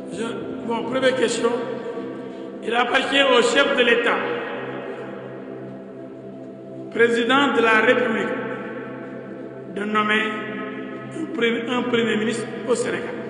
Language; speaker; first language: French; non-native, local second language; Wolof